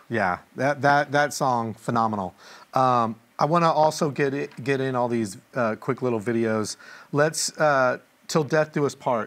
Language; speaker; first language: English; native; English